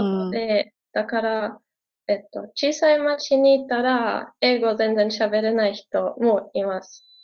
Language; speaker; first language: Japanese; non-native, learner; German